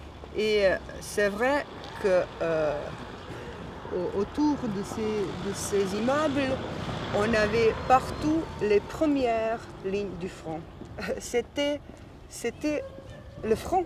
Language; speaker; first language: French; non-native, fluent; Bosnian